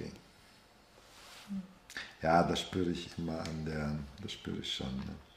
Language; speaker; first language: German; non-native, fluent; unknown